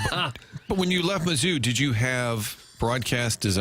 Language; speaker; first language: English; native; English